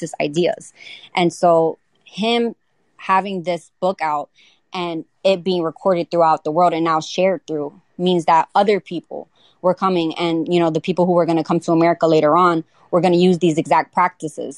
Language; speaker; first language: English; native; English